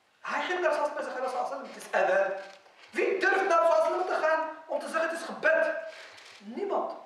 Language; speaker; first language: Dutch; non-native, fluent; Arabic